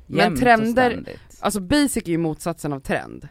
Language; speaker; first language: Swedish; native; Swedish